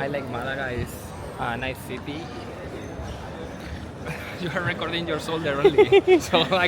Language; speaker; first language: English; non-native, fluent; Spanish